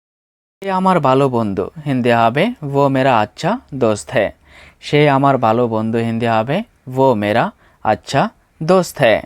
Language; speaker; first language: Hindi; non-native, fluent; Bangla